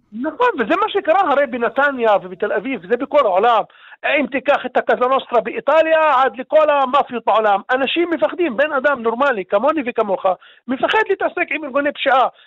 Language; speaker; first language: Hebrew; non-native, local second language; Arabic